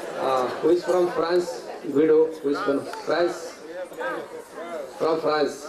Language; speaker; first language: English; non-native, local second language; Marathi